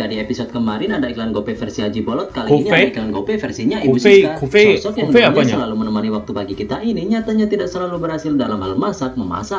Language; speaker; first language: Indonesian; native; Indonesian